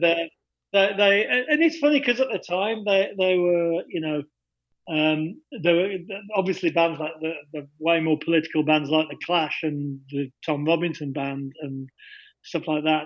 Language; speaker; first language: English; native; English